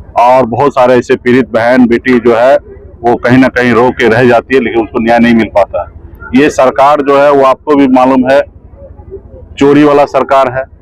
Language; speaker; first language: Hindi; native; Hindi